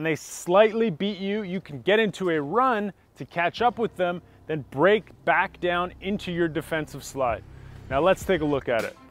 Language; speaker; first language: English; native; English